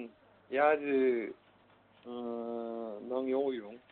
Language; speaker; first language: Chinese; non-native, learner; Korean